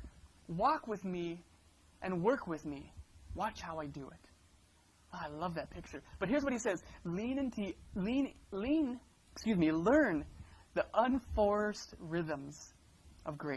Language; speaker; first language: English; native; English